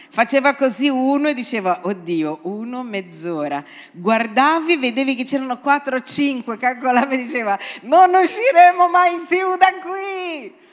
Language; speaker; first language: Italian; non-native, fluent; Portuguese